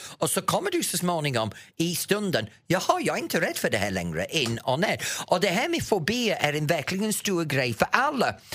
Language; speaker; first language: Swedish; non-native, fluent; English